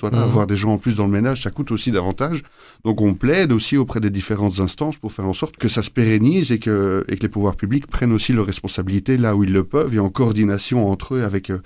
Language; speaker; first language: French; native; French